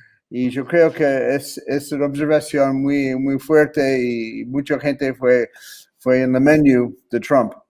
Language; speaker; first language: Spanish; non-native, fluent; English